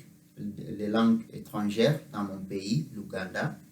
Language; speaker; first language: French; non-native, fluent; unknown